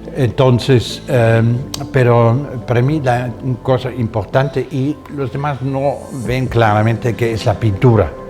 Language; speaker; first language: Spanish; non-native, fluent; German